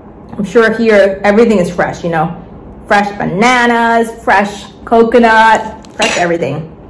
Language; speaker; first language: English; early bilingual, other home language; Vietnamese